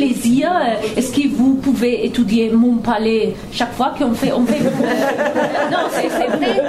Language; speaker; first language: French; non-native, fluent; Italian